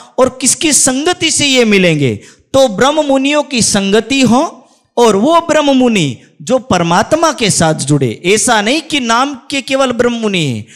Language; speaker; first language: Hindi; native; Hindi